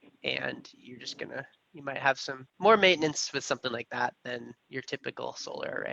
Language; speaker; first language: English; native; English